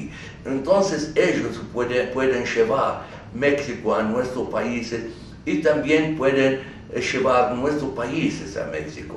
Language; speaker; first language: Spanish; non-native, fluent; Arabic